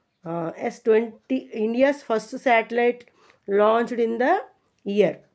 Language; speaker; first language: English; non-native, local second language; Telugu